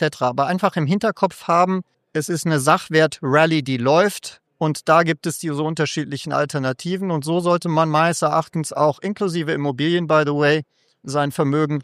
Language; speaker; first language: German; native; German